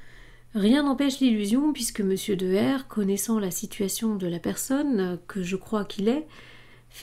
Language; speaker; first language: French; native; French